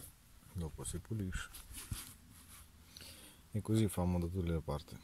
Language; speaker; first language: Italian; non-native, fluent; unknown